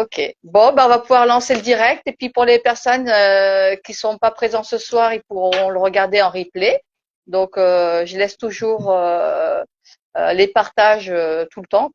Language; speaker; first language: French; native; French